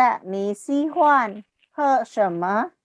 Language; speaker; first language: Chinese; non-native, fluent; Indonesian